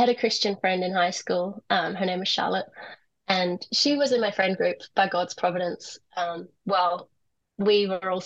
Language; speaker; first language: English; native; English